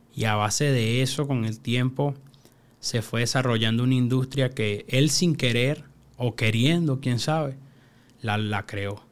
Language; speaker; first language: Spanish; native; Spanish